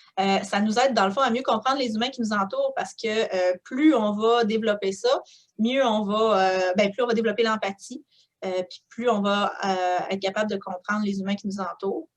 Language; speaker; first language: French; native; French